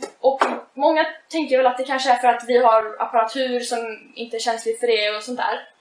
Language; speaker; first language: Swedish; native; Swedish